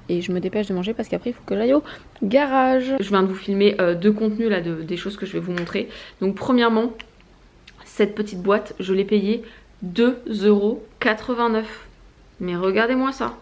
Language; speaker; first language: French; native; French